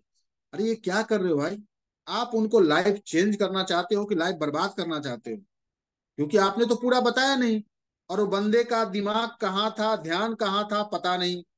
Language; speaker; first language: Hindi; native; Hindi